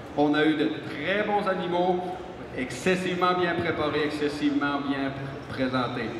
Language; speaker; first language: French; native; French